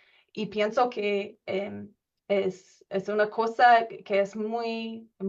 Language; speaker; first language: Spanish; non-native, learner; English